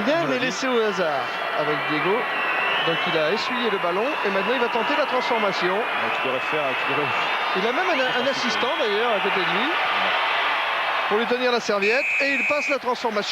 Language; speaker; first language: French; native; French